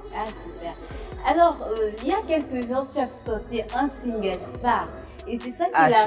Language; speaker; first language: French; native; French